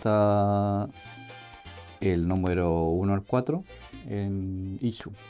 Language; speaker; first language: Spanish; native; Spanish